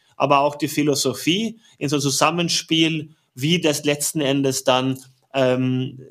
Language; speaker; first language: German; non-native, fluent; Norwegian